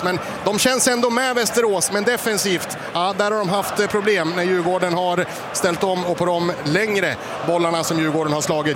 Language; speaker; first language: Swedish; native; Swedish